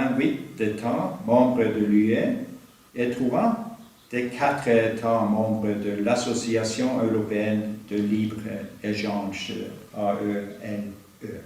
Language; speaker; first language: French; non-native, fluent; Norwegian